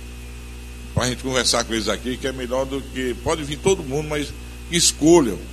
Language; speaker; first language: Portuguese; native; Portuguese